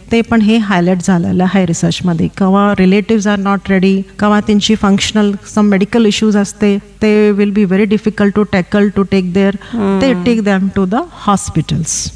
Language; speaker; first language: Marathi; non-native, local second language; Kannada